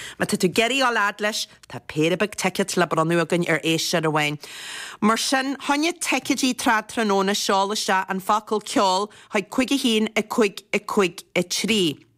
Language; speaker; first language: Irish; native; Irish